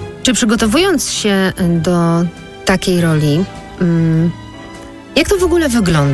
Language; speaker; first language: Polish; native; Polish